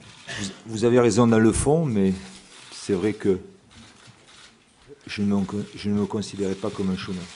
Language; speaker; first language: French; native; French